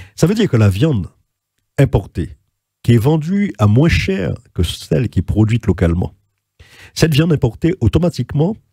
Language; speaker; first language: French; native; French